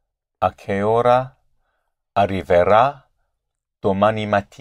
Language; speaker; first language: Italian; non-native, learner; English